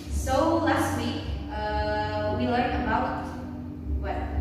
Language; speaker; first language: English; non-native, fluent; Indonesian